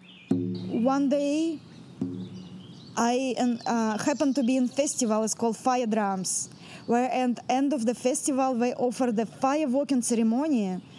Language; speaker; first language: English; non-native, fluent; Russian